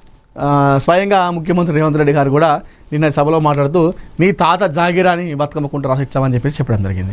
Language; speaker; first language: Telugu; native; Telugu